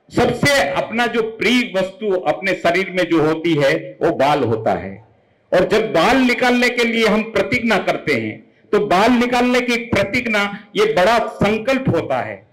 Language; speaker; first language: Hindi; non-native, local second language; Marathi